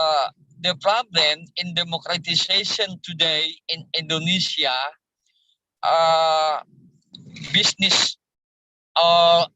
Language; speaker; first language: English; non-native, learner; Indonesian